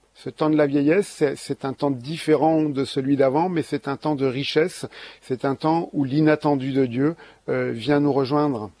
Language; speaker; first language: French; native; French